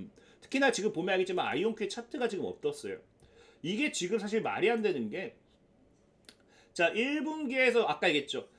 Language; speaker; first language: Korean; native; Korean